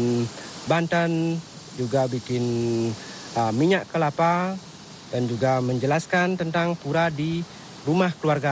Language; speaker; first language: Indonesian; non-native, local second language; Balinese